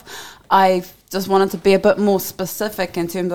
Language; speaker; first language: English; native; English